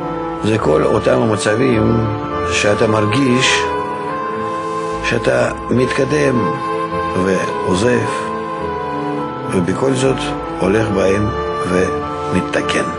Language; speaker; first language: Hebrew; non-native, fluent; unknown